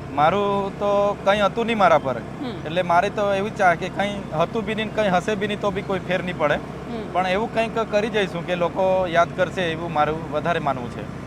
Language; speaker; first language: Gujarati; non-native, local second language; Vasavi